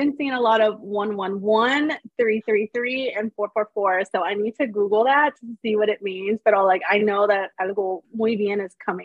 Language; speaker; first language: English; native; English